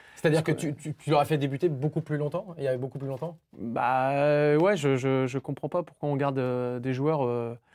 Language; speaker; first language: French; native; French